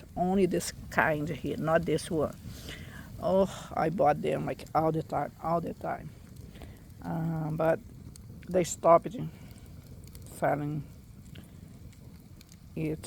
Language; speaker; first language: English; non-native, fluent; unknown